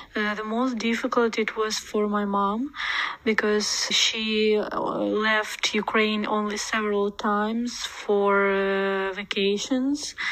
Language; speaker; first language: English; non-native, learner; Ukrainian